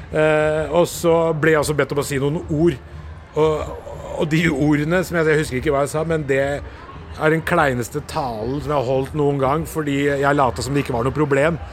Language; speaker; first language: Norwegian; early bilingual, other home language; Urdu